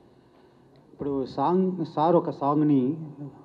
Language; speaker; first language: Telugu; native; Telugu